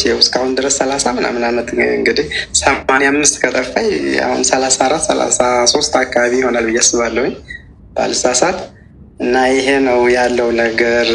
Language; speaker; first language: Amharic; native; Amharic